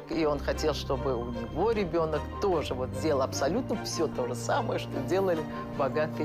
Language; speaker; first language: Russian; native; Russian